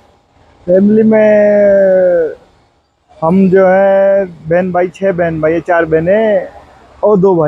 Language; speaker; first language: Hindi; native; Hindi